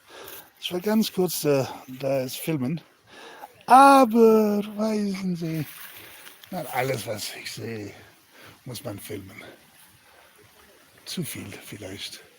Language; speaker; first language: German; non-native, learner; Spanish